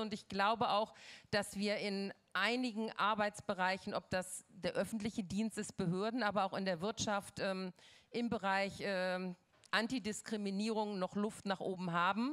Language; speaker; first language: German; native; German